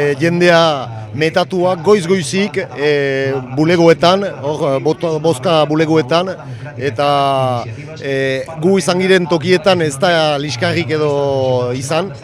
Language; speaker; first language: Basque; native; Basque